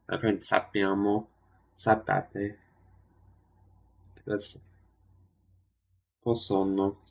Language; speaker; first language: Italian; non-native, learner; English